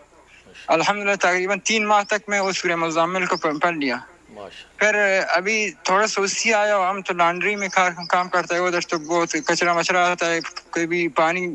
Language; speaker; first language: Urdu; non-native, learner; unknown